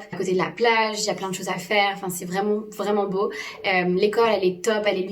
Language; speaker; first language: French; native; French